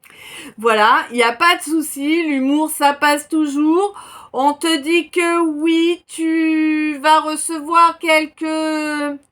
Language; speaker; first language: French; native; French